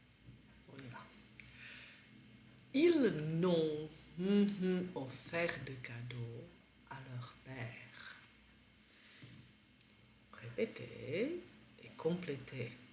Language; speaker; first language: French; non-native, fluent; Czech